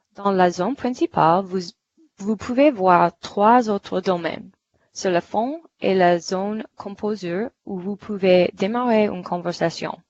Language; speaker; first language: French; non-native, fluent; English